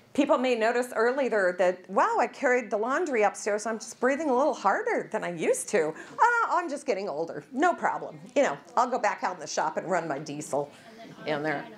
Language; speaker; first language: English; native; English